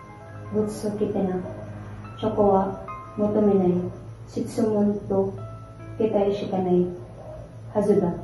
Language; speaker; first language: Japanese; non-native, learner; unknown